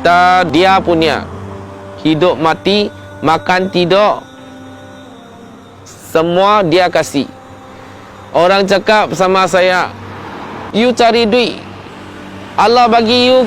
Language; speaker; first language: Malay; non-native, local second language; Chinese